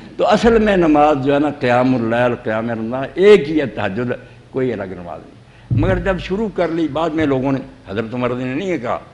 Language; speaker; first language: Urdu; non-native, local second language; Punjabi